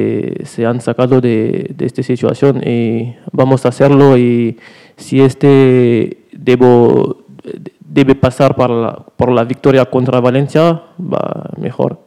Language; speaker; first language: Spanish; non-native, learner; French